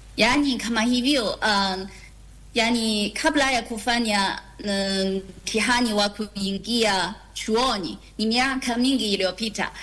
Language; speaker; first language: Swahili; non-native, fluent; Chinese